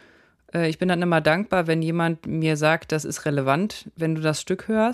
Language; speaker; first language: German; native; German